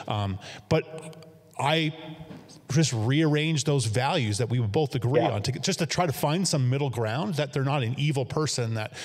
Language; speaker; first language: English; native; English